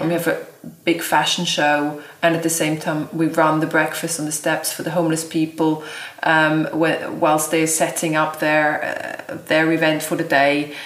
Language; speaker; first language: English; non-native, fluent; German